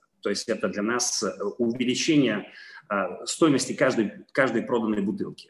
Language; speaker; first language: Russian; non-native, fluent; Italian